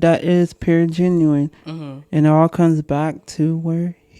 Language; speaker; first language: English; native; English